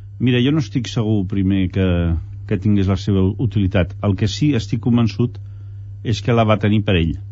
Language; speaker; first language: Catalan; early bilingual, heritage; Catalan